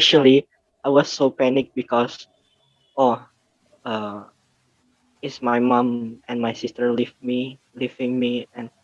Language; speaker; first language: English; non-native, learner; Indonesian